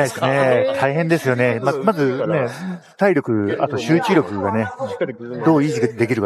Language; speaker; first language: Japanese; native; Japanese